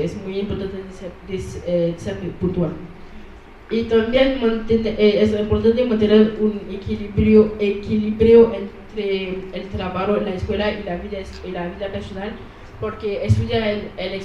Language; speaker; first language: Spanish; non-native, learner; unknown